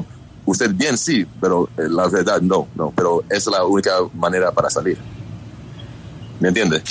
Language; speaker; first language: Spanish; non-native, learner; English